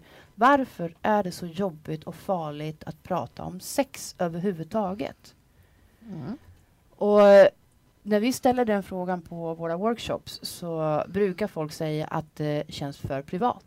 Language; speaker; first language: Swedish; native; Swedish